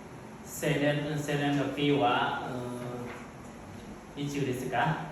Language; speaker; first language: Japanese; non-native, learner; Vietnamese